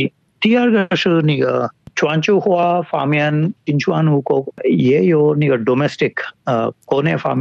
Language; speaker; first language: Chinese; non-native, fluent; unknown